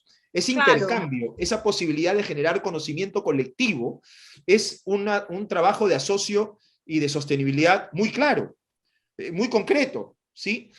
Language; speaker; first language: Spanish; native; Spanish